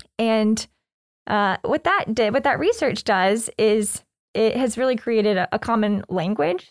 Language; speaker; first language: English; native; English